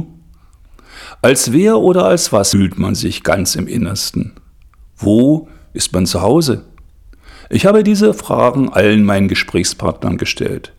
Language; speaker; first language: German; native; German